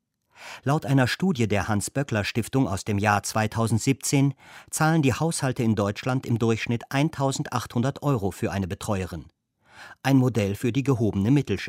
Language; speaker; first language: German; native; German